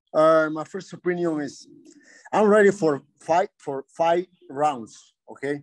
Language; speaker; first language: English; non-native, learner; Spanish